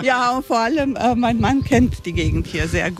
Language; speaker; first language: German; non-native, fluent; Romanian